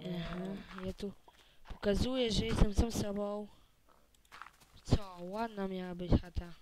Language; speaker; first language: Polish; native; Polish